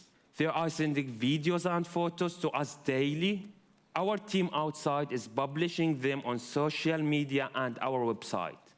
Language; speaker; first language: English; non-native, fluent; Arabic